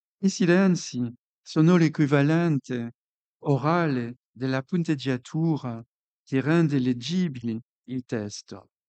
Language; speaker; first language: Italian; non-native, fluent; French